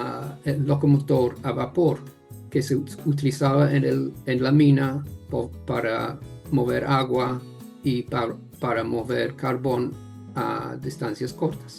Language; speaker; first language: Spanish; non-native, fluent; English